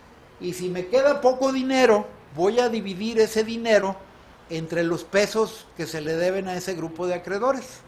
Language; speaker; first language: Spanish; native; Spanish